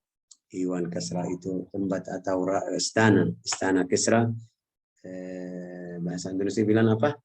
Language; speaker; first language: Indonesian; non-native, fluent; Arabic